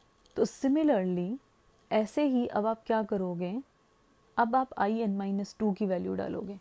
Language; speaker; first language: Hindi; native; Hindi